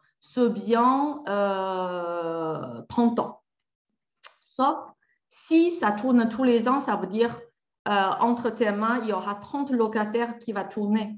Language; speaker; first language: French; native; French